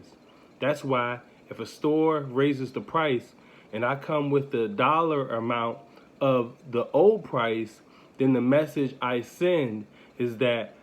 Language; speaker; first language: English; native; English